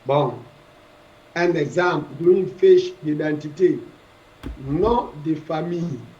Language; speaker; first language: French; non-native, fluent; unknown